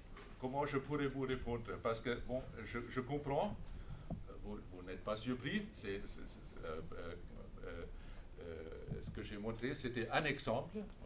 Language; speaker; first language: French; non-native, fluent; German